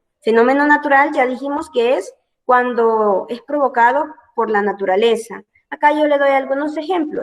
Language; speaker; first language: Spanish; native; Spanish